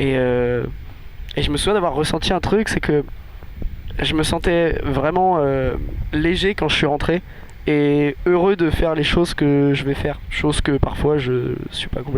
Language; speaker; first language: French; native; French